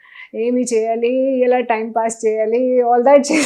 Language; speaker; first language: Telugu; non-native, learner; Hindi